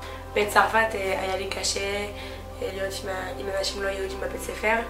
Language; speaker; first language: Hebrew; non-native, learner; French